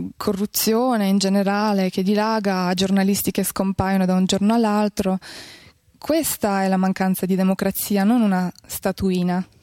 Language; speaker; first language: Italian; non-native, fluent; Romanian